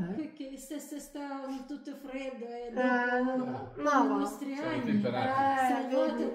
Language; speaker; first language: Italian; non-native, learner; Russian